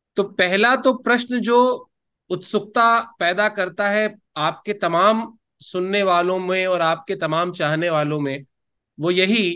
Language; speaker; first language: Hindi; native; Hindi